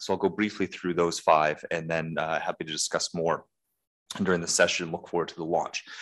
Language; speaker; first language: English; native; English